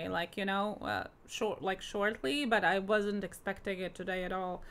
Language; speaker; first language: English; non-native, fluent; Latvian